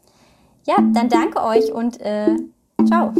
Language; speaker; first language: German; native; German